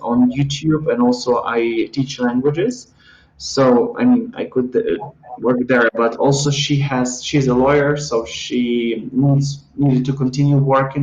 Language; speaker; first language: English; non-native, fluent; Ukrainian